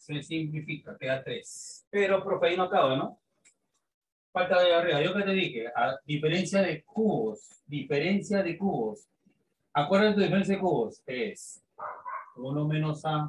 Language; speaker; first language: Spanish; native; Spanish